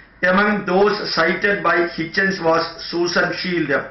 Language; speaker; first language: English; non-native, local second language; Malayalam